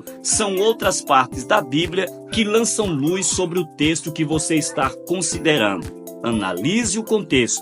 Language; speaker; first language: Portuguese; native; Portuguese